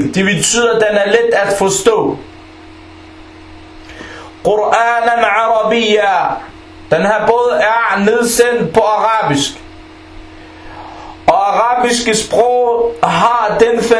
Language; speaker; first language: Danish; non-native, fluent; Arabic